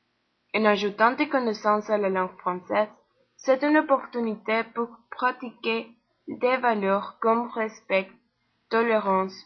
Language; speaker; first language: French; non-native, learner; Spanish